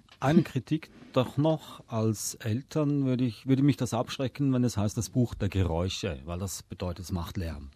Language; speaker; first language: German; native; German